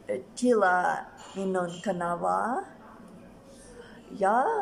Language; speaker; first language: Finnish; non-native, learner; Russian